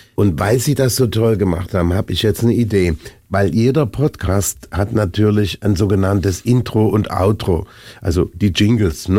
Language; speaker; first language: German; native; German